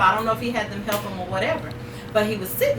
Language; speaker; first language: English; native; English